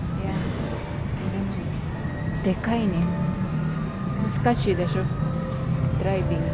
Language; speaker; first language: Japanese; non-native, learner; Filipino